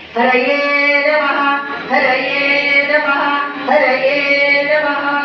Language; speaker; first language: Hindi; non-native, local second language; Marathi